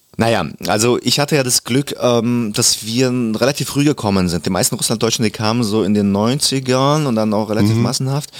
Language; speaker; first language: German; early bilingual, other home language; Russian